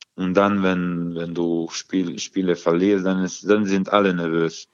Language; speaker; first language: German; non-native, learner; Croatian